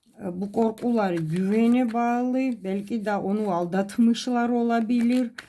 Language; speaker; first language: Turkish; non-native, fluent; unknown